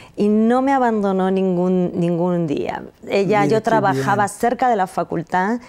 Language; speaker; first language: Spanish; native; Spanish